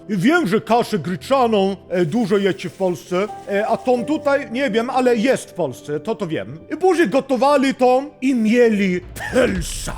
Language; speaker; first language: Polish; non-native, learner; Swedish